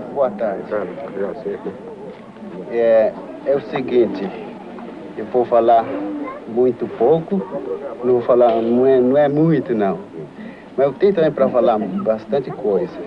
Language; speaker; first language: Portuguese; non-native, local second language; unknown